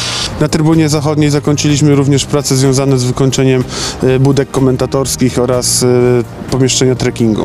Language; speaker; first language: Polish; native; Polish